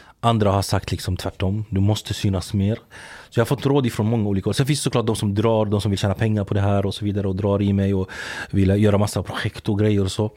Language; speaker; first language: Swedish; early bilingual, other home language; Arabic